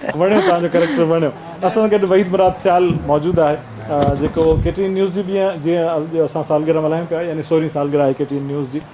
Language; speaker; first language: Sindhi; native; Sindhi